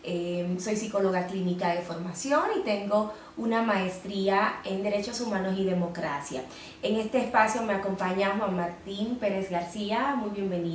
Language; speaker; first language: Spanish; native; Spanish